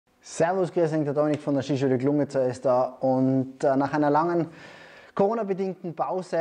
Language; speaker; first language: German; native; German